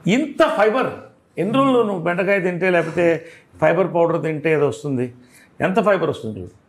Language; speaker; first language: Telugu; native; Telugu